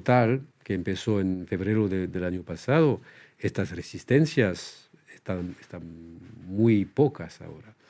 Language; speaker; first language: Spanish; non-native, fluent; French